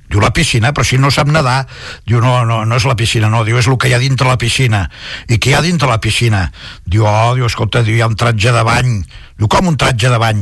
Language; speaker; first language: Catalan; non-native, local second language; Spanish